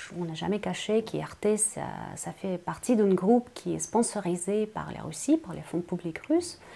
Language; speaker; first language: French; non-native, fluent; Russian